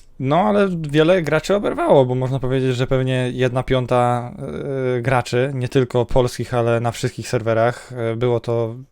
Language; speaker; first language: Polish; native; Polish